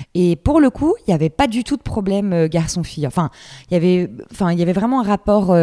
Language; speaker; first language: French; native; French